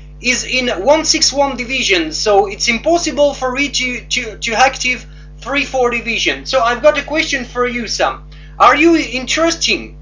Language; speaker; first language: English; non-native, learner; French